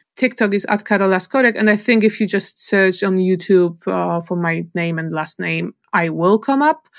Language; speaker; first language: English; non-native, fluent; Polish